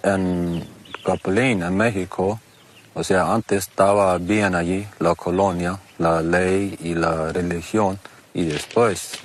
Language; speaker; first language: Spanish; non-native, local second language; Plautdietsch